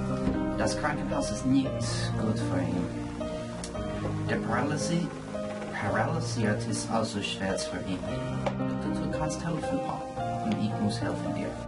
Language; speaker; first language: German; non-native, learner; English